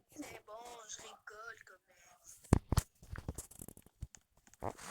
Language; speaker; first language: French; native; French